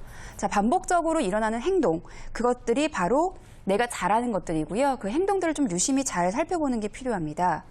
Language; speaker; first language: Korean; native; Korean